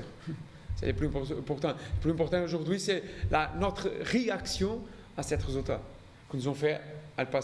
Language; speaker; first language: French; non-native, learner; Portuguese